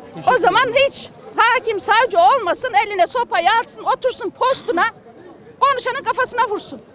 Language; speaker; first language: Turkish; native; Turkish